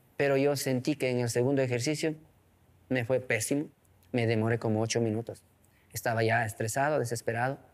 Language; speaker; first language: Spanish; non-native, local second language; Quechua